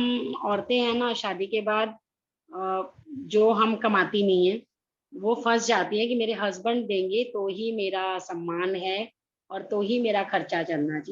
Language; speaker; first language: Hindi; native; Hindi